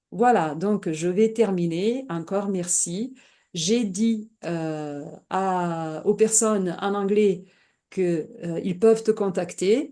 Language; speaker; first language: French; non-native, fluent; Italian